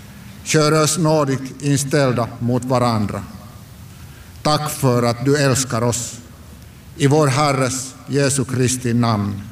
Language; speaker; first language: Swedish; non-native, local second language; Finnish